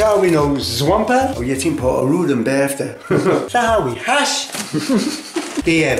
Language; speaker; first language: Danish; non-native, fluent; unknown